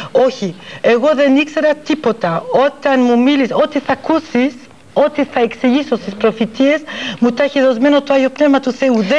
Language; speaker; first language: Greek; early bilingual, heritage; Greek